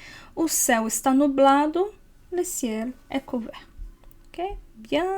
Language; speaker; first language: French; non-native, fluent; Portuguese